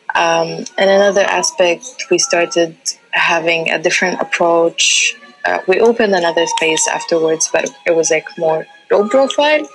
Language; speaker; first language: English; non-native, fluent; Central Atlas Tamazight